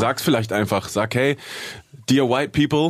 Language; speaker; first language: German; native; German